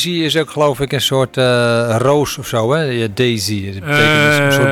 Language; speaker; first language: Dutch; native; Dutch